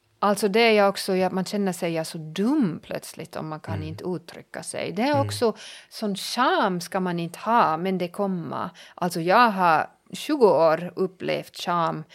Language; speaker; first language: Swedish; non-native, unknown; German